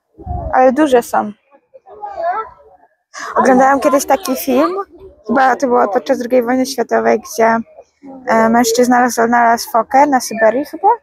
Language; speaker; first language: Polish; native; Polish